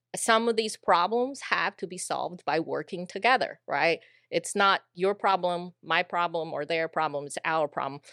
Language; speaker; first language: English; native; English